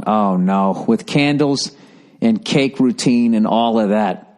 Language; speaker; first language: English; native; English